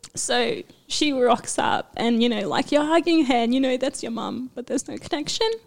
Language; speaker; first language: English; early bilingual, other home language; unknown